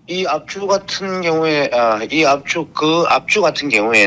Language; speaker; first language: Korean; native; Korean